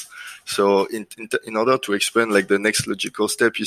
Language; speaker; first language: English; non-native, fluent; French